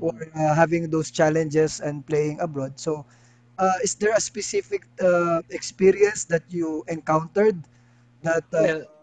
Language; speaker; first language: English; non-native, local second language; Filipino